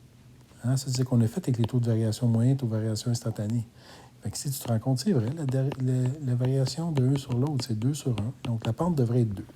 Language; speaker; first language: French; native; French